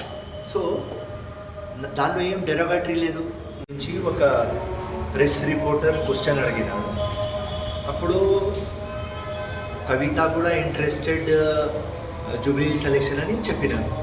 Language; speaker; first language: Telugu; non-native, local second language; Urdu